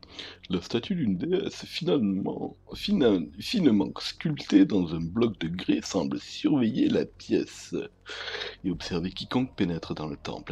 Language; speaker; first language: French; native; French